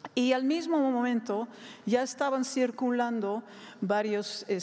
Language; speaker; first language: Spanish; non-native, fluent; Dutch